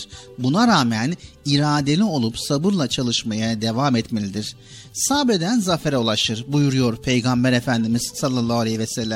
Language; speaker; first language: Turkish; native; Turkish